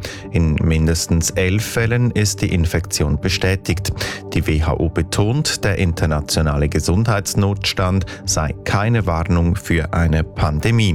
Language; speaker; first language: German; native; German